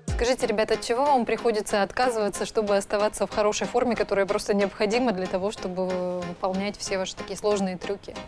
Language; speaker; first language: Russian; native; Russian